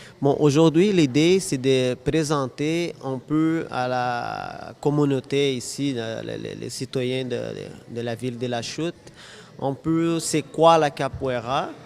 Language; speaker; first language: French; non-native, fluent; Portuguese